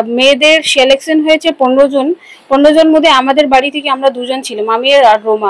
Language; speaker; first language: Bangla; non-native, local second language; Hindi